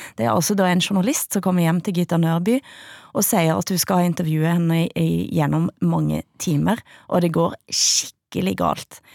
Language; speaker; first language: Norwegian; native; Norwegian